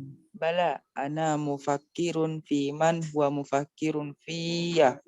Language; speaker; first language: Arabic; non-native, learner; Indonesian